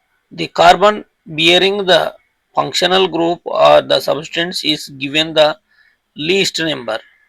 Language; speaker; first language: English; non-native, local second language; Telugu